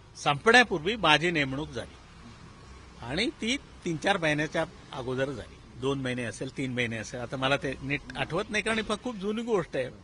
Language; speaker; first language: Marathi; native; Marathi